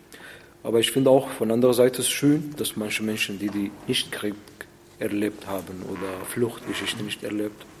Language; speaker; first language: German; non-native, learner; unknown